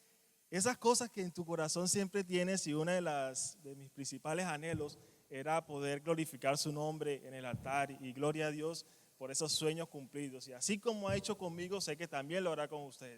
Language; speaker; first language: Spanish; native; Spanish